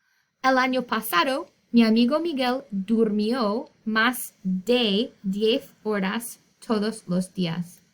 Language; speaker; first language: Spanish; non-native, fluent; English